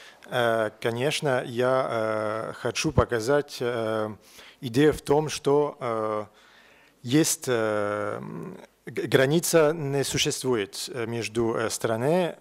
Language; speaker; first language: Russian; non-native, learner; French